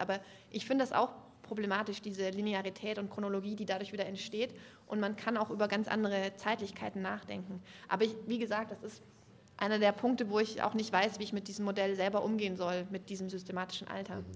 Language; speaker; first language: German; native; German